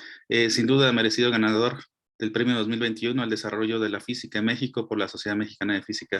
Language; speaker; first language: Spanish; native; Spanish